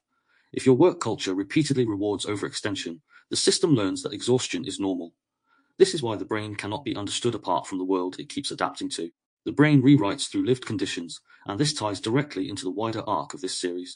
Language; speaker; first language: English; native; English